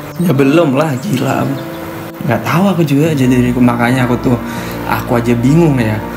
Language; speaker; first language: Indonesian; native; Indonesian